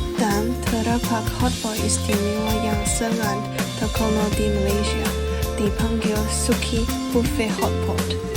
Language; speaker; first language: Malay; non-native, learner; Chinese